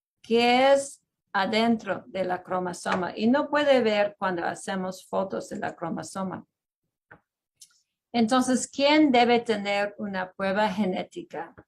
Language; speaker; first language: Spanish; non-native, fluent; English